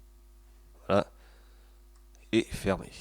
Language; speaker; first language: French; native; French